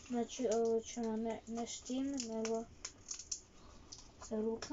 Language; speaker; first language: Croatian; early bilingual, heritage; Croatian